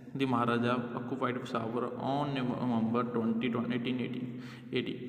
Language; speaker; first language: English; non-native, local second language; Punjabi